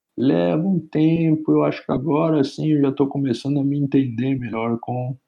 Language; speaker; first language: Portuguese; native; Portuguese